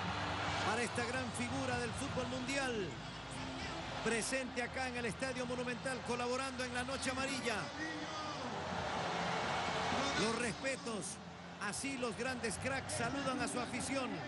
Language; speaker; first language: Spanish; native; Spanish